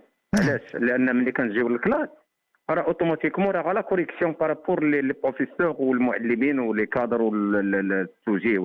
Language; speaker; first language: Arabic; native; Arabic